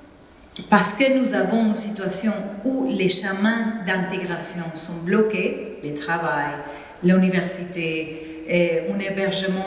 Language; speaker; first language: French; non-native, fluent; Spanish